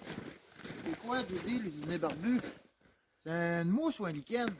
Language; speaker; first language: French; native; French